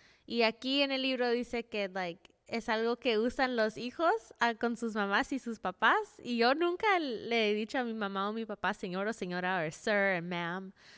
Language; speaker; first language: Spanish; early bilingual, heritage; Spanish